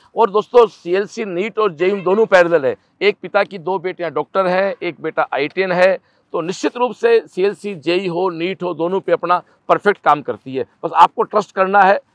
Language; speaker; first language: Hindi; native; Hindi